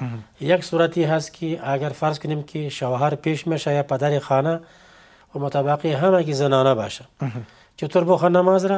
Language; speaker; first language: Persian; native; Persian